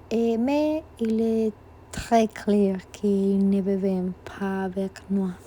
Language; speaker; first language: French; non-native, learner; Spanish